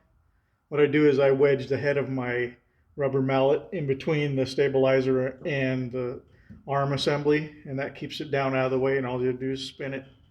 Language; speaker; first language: English; native; English